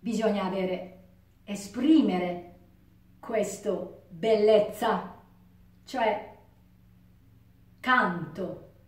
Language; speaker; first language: Italian; non-native, learner; Japanese